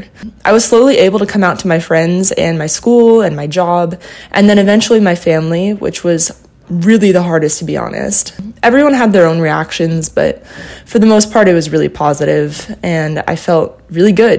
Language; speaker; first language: English; native; English